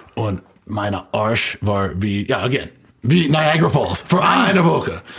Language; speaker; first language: German; non-native, fluent; English